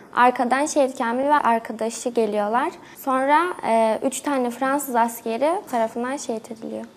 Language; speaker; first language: Turkish; native; Turkish